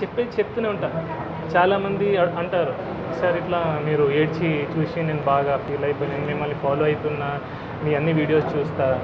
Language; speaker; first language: Telugu; non-native, fluent; Hindi